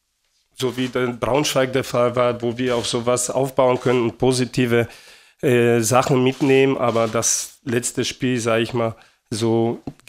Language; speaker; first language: German; non-native, fluent; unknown